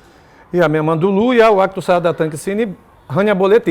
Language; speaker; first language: Indonesian; non-native, fluent; Portuguese